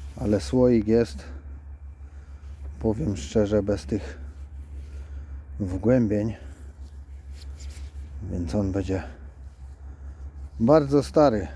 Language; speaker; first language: Polish; native; Polish